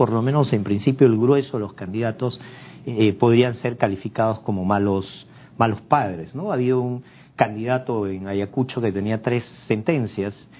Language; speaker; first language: Spanish; native; Spanish